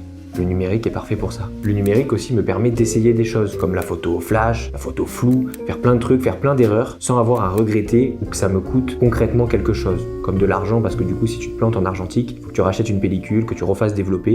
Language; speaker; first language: French; native; French